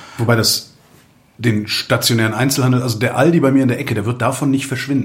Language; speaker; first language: German; native; German